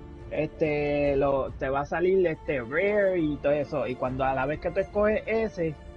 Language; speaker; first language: Spanish; native; Spanish